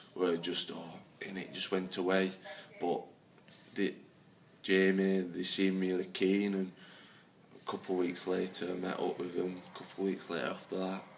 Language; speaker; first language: English; native; English